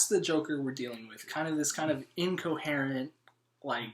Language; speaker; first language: English; native; English